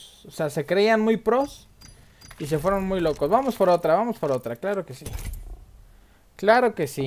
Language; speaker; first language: Spanish; native; Spanish